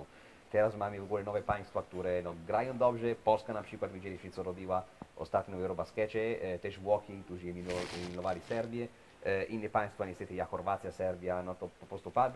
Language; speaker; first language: Polish; non-native, fluent; Italian